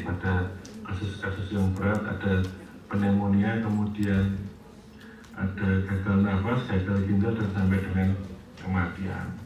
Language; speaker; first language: Indonesian; native; Indonesian